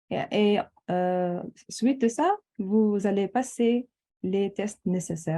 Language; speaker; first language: French; non-native, local second language; Arabic